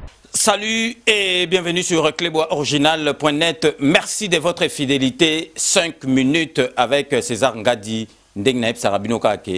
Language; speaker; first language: French; non-native, local second language; Lingala